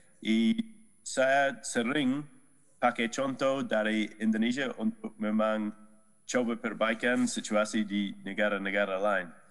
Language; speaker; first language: Indonesian; non-native, learner; Dutch